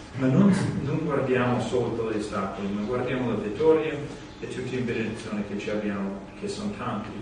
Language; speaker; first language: Italian; non-native, fluent; English